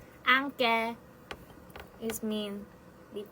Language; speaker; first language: English; non-native, learner; Korean